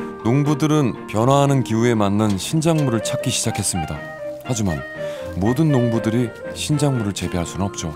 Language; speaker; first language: Korean; native; Korean